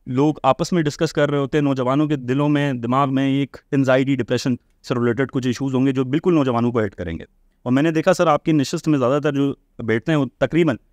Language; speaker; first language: Urdu; native; Urdu